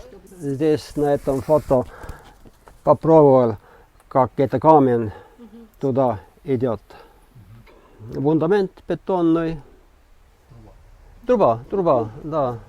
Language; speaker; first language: Russian; non-native, learner; Estonian